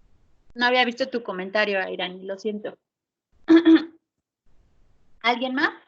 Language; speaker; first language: Spanish; native; Spanish